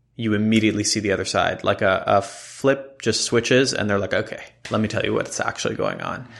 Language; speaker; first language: English; non-native, fluent; Hebrew